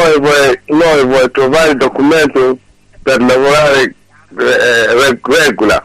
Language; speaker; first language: Italian; non-native, learner; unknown